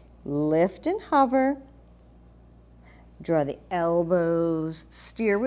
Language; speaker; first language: English; native; English